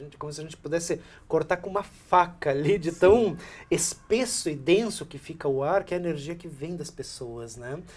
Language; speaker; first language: Portuguese; early bilingual, other home language; Spanish